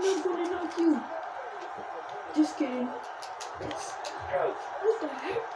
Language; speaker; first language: English; native; English